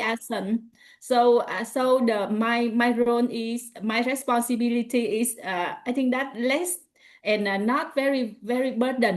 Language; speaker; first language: English; non-native, learner; Vietnamese